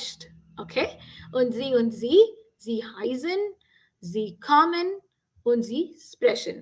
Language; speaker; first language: German; non-native, fluent; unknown